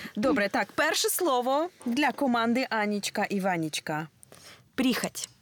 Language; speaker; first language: Ukrainian; non-native, local second language; Russian